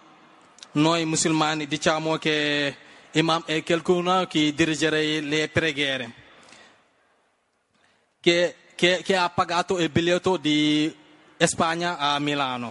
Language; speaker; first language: Italian; non-native, learner; Wolof